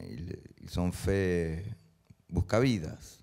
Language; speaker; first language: French; non-native, learner; Spanish